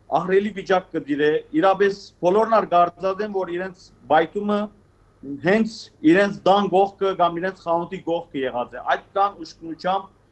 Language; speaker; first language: Armenian; early bilingual, heritage; Armenian